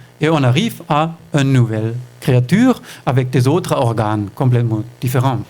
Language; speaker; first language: French; non-native, fluent; German